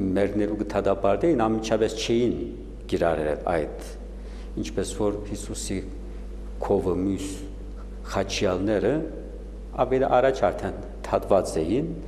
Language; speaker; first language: Armenian; native; Armenian